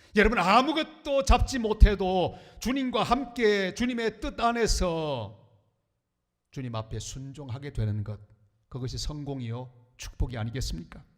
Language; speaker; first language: Korean; native; Korean